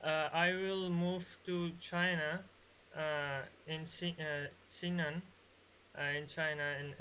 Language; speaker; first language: English; non-native, learner; Bangla